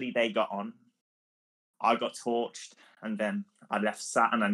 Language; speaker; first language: English; native; English